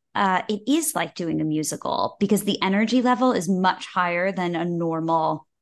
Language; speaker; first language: English; native; English